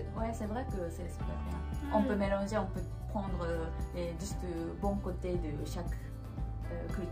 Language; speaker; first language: French; non-native, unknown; Japanese